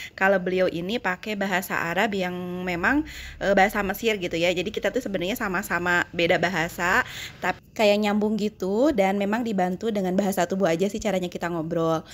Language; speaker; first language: Indonesian; native; Indonesian